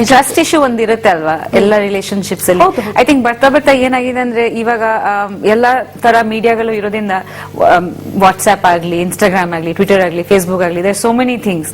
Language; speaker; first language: Kannada; non-native, fluent; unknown